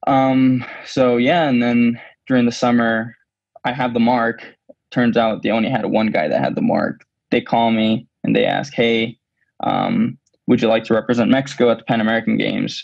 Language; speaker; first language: English; early bilingual, other home language; Spanish